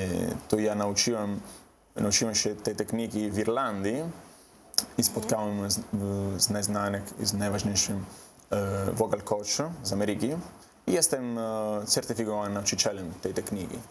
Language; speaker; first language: Polish; non-native, learner; Italian